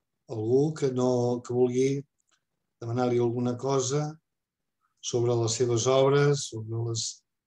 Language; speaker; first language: Catalan; native; Catalan